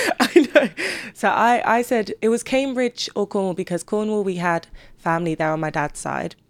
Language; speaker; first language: English; native; English